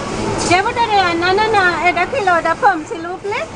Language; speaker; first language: French; non-native, learner; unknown